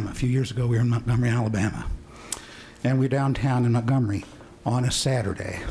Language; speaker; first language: English; native; English